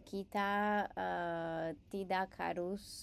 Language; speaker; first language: Indonesian; non-native, learner; English